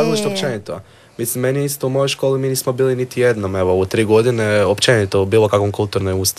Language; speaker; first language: Serbian; native; Serbian